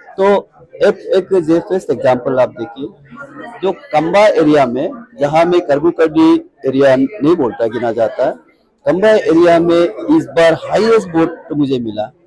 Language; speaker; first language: Hindi; non-native, local second language; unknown